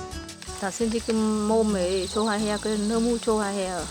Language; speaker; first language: Korean; non-native, learner; Vietnamese